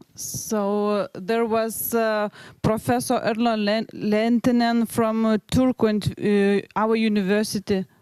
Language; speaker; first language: English; non-native, learner; Lithuanian